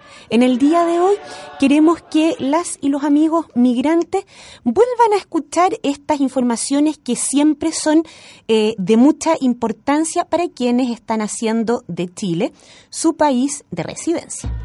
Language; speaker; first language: Spanish; native; Spanish